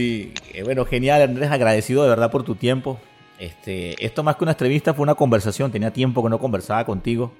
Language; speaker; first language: Spanish; native; Spanish